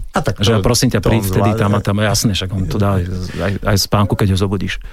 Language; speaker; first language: Slovak; native; Slovak